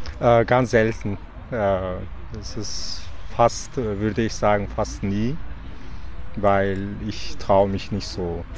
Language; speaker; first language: German; non-native, fluent; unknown